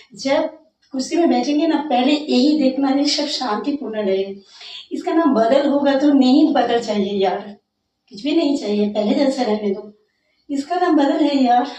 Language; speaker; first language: Hindi; non-native, local second language; Bangla